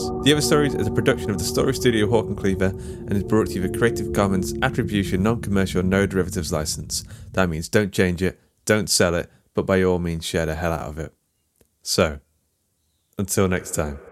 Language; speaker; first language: English; native; English